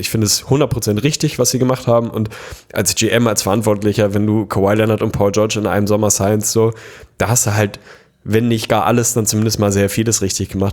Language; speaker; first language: German; native; German